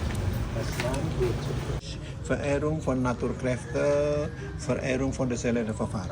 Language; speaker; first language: German; non-native, learner; Balinese